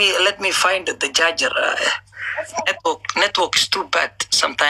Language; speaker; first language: English; non-native, learner; Somali